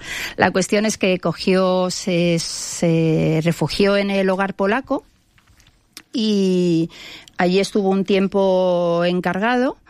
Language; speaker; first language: Spanish; native; Spanish